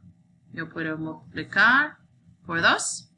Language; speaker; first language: Spanish; non-native, learner; English